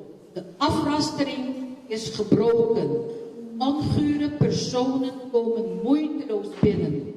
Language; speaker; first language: Dutch; non-native, local second language; Papiamento